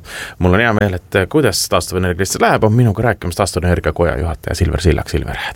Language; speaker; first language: Estonian; native; Estonian